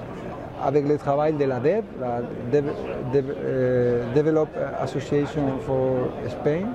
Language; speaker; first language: French; non-native, fluent; Spanish